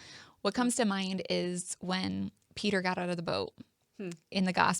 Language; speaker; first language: English; native; English